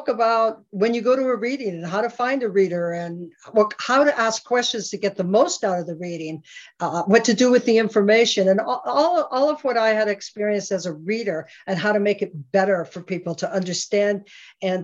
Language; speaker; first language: English; native; English